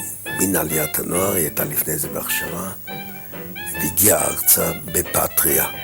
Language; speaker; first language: Hebrew; non-native, fluent; German